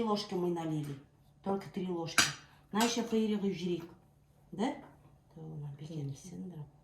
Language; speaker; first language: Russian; non-native, local second language; Kazakh